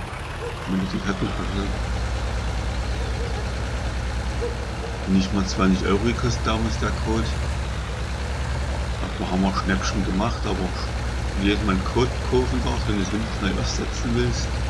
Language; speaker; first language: German; native; German